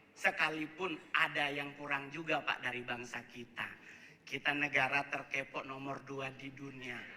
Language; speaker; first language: Indonesian; native; Indonesian